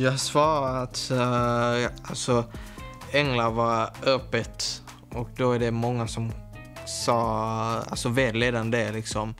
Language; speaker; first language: Swedish; non-native, learner; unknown